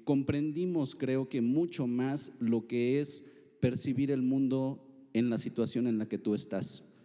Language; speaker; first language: Spanish; native; Spanish